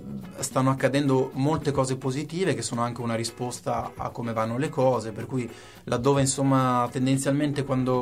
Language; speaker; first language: Italian; native; Italian